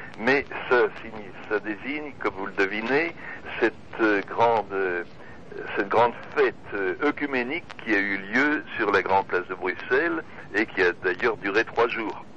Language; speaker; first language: French; non-native, local second language; Dutch